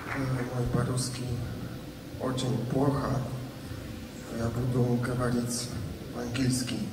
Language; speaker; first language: Russian; non-native, learner; Polish